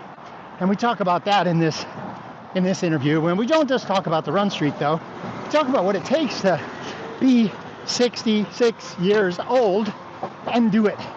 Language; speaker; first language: English; native; English